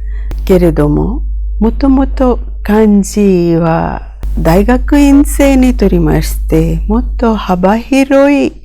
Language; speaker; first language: Japanese; non-native, fluent; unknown